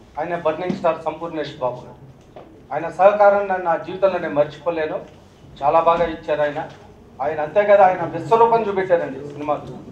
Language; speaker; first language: Telugu; native; Telugu